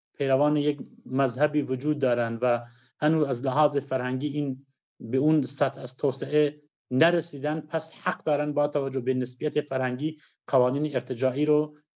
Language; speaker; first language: Persian; non-native, local second language; Kurdish